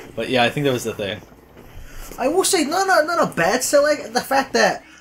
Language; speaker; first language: English; native; English